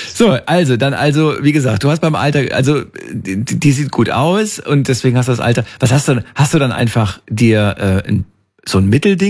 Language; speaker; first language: German; native; German